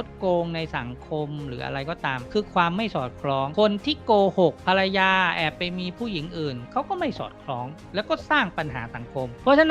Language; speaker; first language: Thai; native; Thai